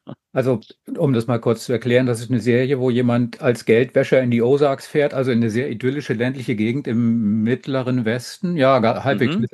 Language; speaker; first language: German; native; German